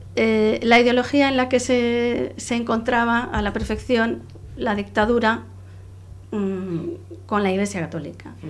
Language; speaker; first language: Spanish; non-native, local second language; Catalan